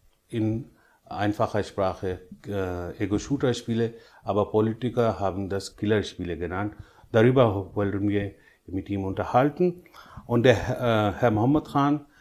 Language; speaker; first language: German; non-native, learner; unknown